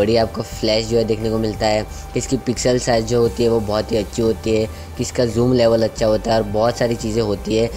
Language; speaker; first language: Hindi; native; Hindi